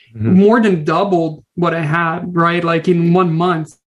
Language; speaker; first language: English; non-native, fluent; Portuguese